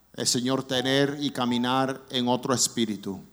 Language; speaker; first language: Spanish; early bilingual, heritage; Spanish